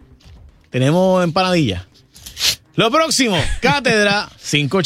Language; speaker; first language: Spanish; native; Spanish